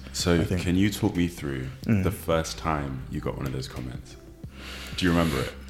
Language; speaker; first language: English; early bilingual, other home language; Yoruba